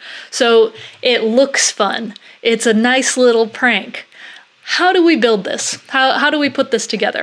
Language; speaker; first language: English; native; English